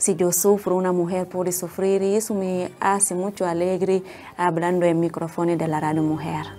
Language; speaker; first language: Spanish; non-native, learner; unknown